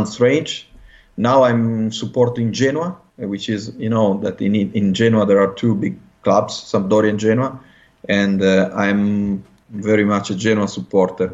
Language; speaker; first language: English; non-native, fluent; Italian